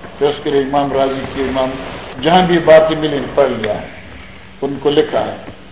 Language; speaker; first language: Urdu; non-native, local second language; Northern Hindko